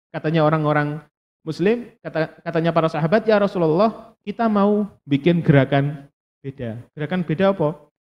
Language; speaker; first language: Indonesian; non-native, local second language; Javanese